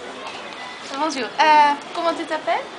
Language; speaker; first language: French; non-native, learner; Dutch